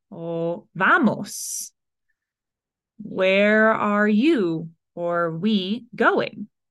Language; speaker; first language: English; early bilingual, other home language; Spanish